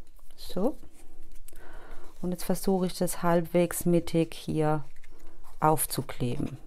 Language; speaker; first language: German; native; German